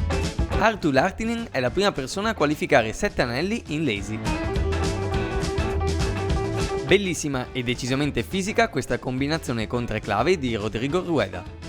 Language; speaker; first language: Italian; native; Italian